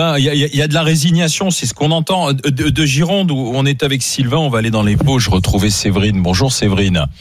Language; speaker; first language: French; native; French